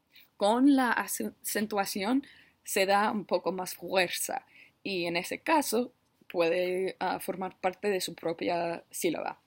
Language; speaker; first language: Spanish; non-native, learner; English